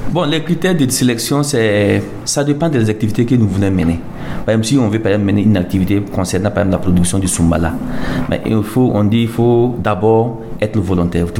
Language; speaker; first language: French; non-native, local second language; Mossi